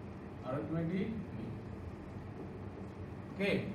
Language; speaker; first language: English; non-native, local second language; Telugu